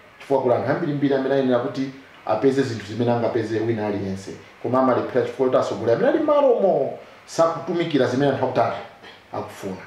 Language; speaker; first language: Nyanja; non-native, local second language; Tumbuka